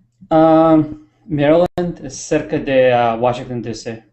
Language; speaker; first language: Spanish; non-native, learner; English